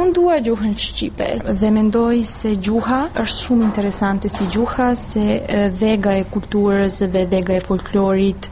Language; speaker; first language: Albanian; non-native, fluent; Serbian